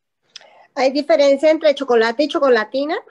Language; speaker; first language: Spanish; native; Spanish